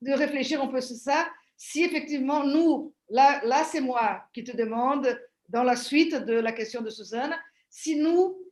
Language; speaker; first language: French; non-native, fluent; Portuguese